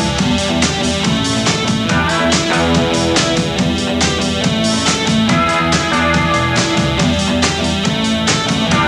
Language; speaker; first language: English; native; English